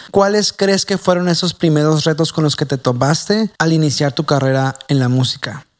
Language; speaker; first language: Spanish; native; Spanish